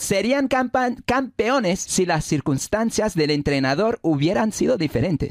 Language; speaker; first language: Spanish; non-native, fluent; English